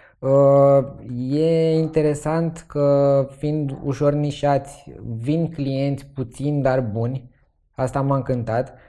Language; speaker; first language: Romanian; native; Romanian